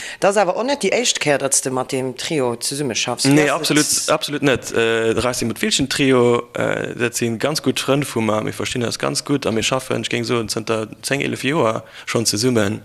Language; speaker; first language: Luxembourgish; native; Luxembourgish